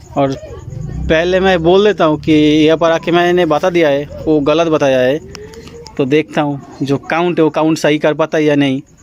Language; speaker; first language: Hindi; non-native, local second language; Bangla